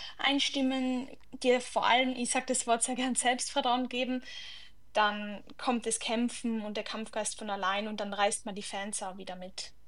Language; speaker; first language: German; native; German